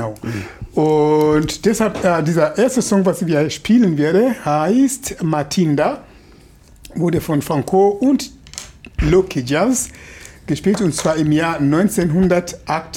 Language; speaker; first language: German; non-native, fluent; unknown